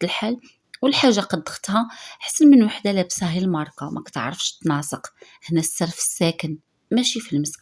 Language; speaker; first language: Arabic; native; Arabic